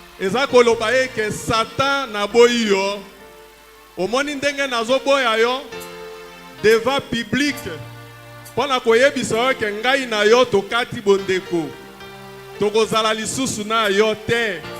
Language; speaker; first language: Lingala; native; Lingala